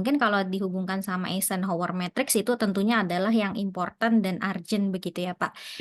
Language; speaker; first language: Indonesian; native; Indonesian